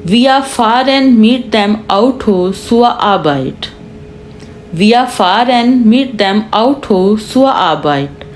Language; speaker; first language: German; non-native, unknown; Hindi